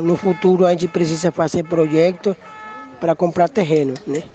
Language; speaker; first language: Portuguese; non-native, learner; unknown